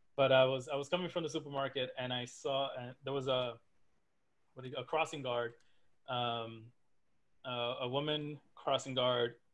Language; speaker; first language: English; native; English